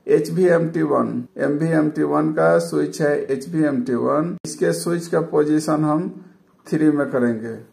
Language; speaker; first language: Hindi; native; Hindi